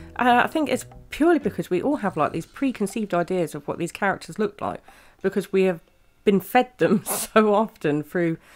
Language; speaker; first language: English; native; English